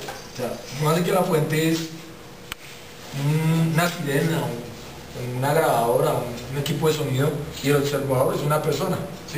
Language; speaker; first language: Spanish; native; Spanish